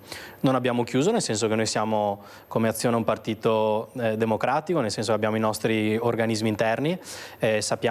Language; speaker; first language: Italian; native; Italian